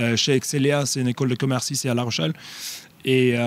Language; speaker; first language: French; non-native, fluent; English